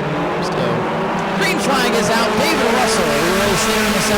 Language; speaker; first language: English; native; English